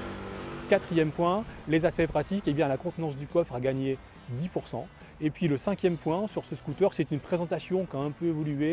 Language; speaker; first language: French; native; French